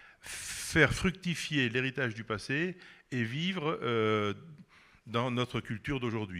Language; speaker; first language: French; native; French